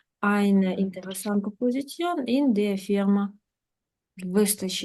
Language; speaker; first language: German; non-native, fluent; Ukrainian